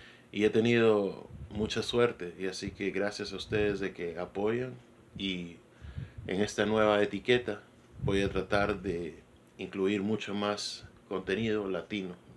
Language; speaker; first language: Spanish; early bilingual, heritage; Spanish